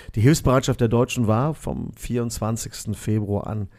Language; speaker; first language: German; native; German